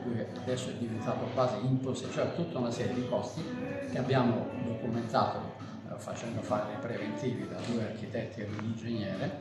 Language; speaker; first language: Italian; native; Italian